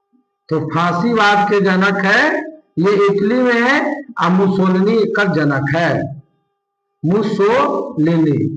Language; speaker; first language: Hindi; non-native, local second language; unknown